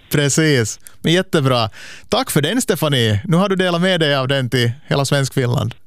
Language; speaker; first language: Swedish; native; Swedish